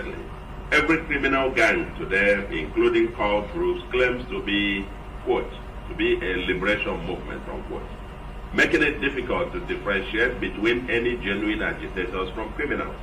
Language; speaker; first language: English; non-native, local second language; Igbo